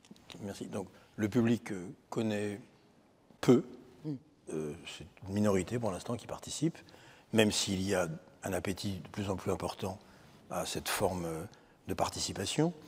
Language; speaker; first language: French; native; French